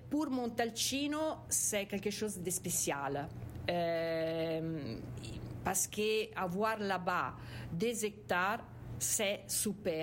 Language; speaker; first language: French; non-native, fluent; Italian